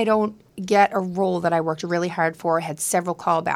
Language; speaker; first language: English; native; English